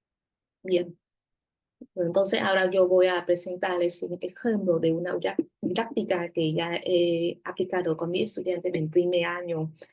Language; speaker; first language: Spanish; non-native, fluent; Vietnamese